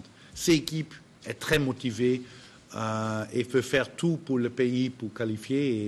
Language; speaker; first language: French; non-native, fluent; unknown